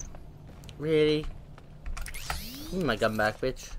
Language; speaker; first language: English; native; English